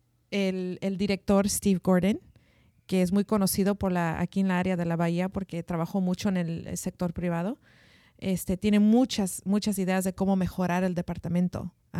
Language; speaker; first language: Spanish; early bilingual, heritage; Spanish